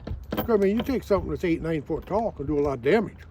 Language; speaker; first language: English; native; English